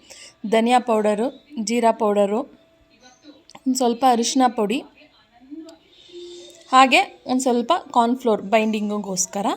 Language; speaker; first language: Kannada; native; Kannada